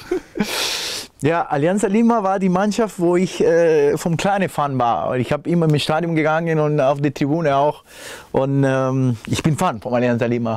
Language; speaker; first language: German; non-native, fluent; Spanish